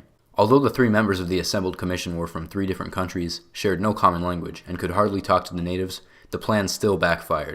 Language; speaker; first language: English; native; English